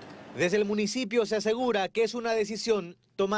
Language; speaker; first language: Spanish; native; Spanish